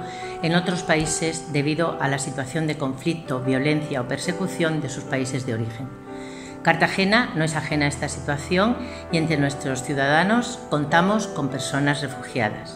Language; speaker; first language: Spanish; native; Spanish